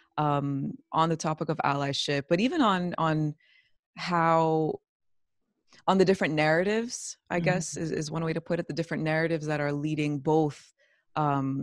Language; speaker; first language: English; native; English